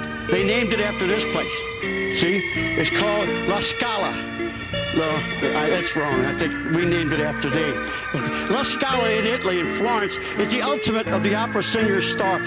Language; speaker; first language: English; native; English